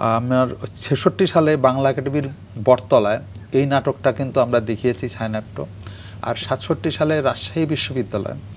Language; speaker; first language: Bangla; native; Bangla